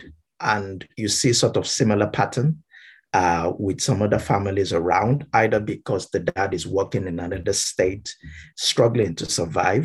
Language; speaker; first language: English; non-native, local second language; Yoruba